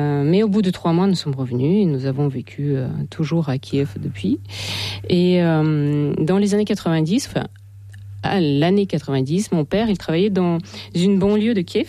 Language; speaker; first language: French; non-native, fluent; Russian